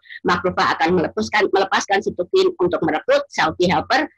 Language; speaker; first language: Indonesian; native; Indonesian